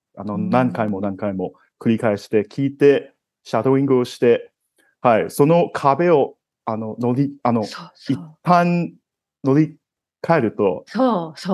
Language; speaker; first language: Japanese; non-native, fluent; Cantonese